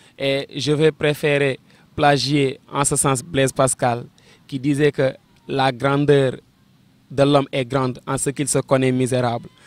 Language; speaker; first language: French; non-native, local second language; Wolof